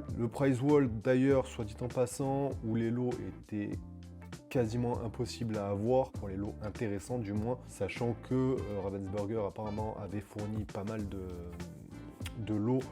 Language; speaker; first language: French; native; French